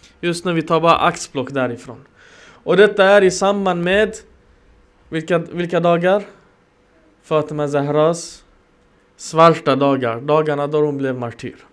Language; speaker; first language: Swedish; non-native, fluent; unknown